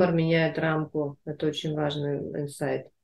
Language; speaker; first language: Russian; native; Russian